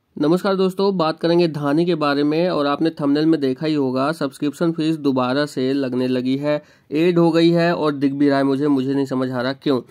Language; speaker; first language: Hindi; native; Hindi